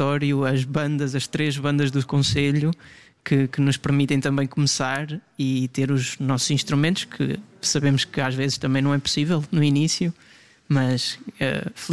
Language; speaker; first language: Portuguese; native; Portuguese